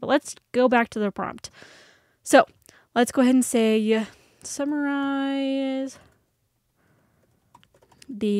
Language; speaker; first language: English; native; English